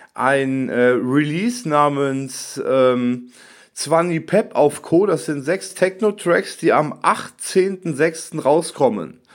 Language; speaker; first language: German; native; German